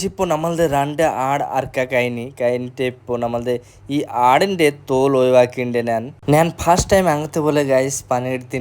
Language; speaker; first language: Malayalam; non-native, learner; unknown